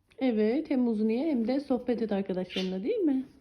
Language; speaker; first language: Turkish; native; Turkish